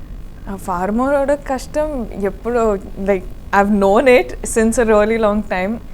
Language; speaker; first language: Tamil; non-native, learner; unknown